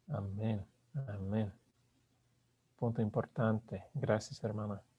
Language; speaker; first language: Spanish; non-native, learner; English